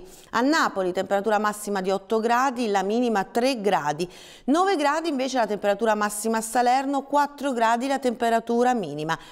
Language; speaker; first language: Italian; native; Italian